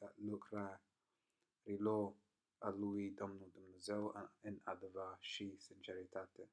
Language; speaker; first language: Romanian; non-native, learner; English